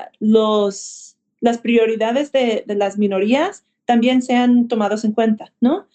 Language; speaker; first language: Spanish; early bilingual, heritage; Spanish